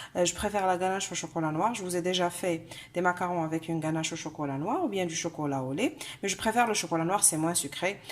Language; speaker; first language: French; non-native, local second language; Arabic